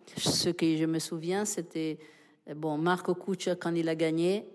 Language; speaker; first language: French; non-native, fluent; Italian